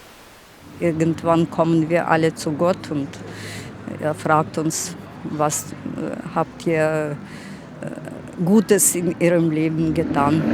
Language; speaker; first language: German; non-native, fluent; Russian